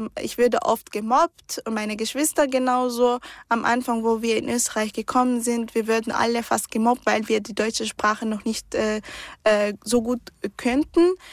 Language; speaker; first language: German; early bilingual, other home language; Arabic